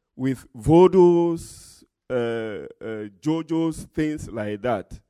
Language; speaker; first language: English; non-native, fluent; Ewe